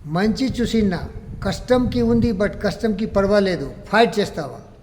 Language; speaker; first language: Telugu; non-native, learner; Hindi